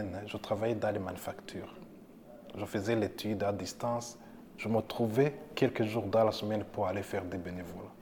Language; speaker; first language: French; non-native, local second language; Rundi